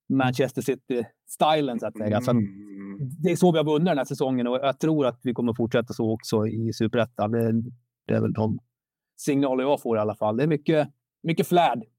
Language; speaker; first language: Swedish; native; Swedish